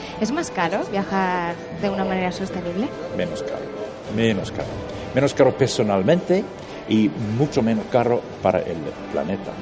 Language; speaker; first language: Spanish; non-native, fluent; English